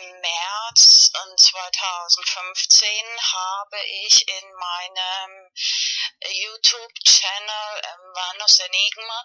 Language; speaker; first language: German; non-native, fluent; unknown